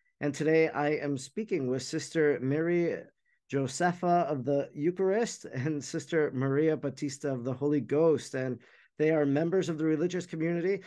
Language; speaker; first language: English; native; English